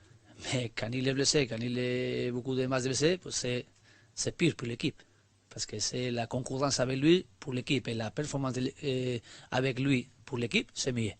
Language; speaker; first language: French; non-native, learner; Spanish